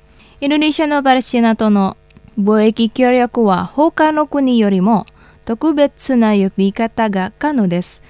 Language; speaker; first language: Japanese; non-native, fluent; Indonesian